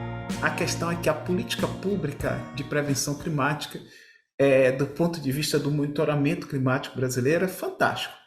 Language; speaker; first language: Portuguese; native; Portuguese